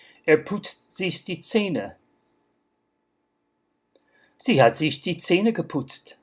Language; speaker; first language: German; non-native, fluent; English